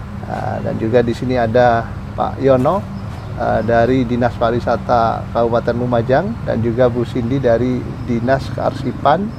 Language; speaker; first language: Indonesian; native; Indonesian